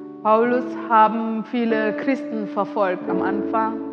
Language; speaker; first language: German; non-native, fluent; Indonesian